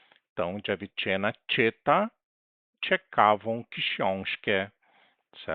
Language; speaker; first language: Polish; non-native, learner; Portuguese